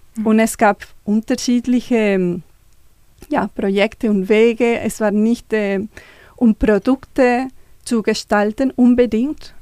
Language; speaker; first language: German; non-native, fluent; Spanish